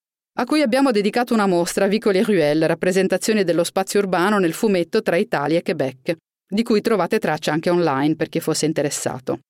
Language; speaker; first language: Italian; native; Italian